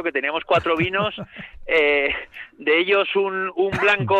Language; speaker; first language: Spanish; native; Spanish